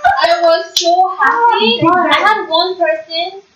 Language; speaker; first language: English; non-native, local second language; Yoruba